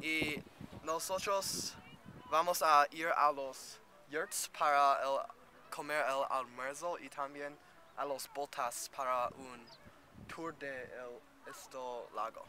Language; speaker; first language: Spanish; non-native, learner; English